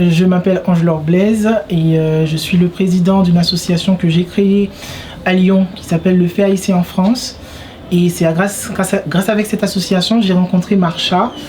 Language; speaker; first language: French; non-native, local second language; Haitian Creole